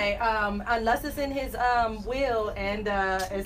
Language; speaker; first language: English; native; English